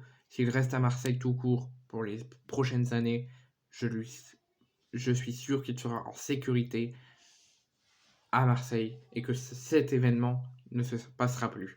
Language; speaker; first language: French; native; French